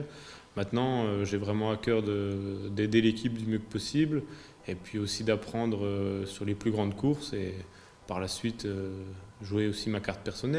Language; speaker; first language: French; native; French